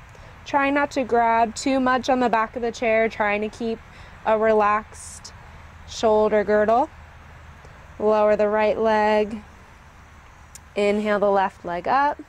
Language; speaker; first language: English; native; English